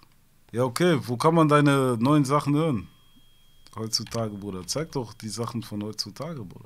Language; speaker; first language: German; early bilingual, other home language; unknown